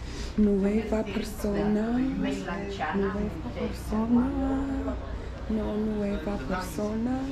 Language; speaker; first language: Spanish; non-native, learner; English